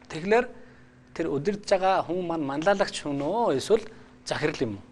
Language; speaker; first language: Mongolian; non-native, fluent; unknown